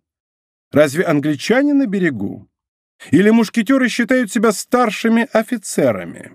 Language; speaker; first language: Russian; native; Russian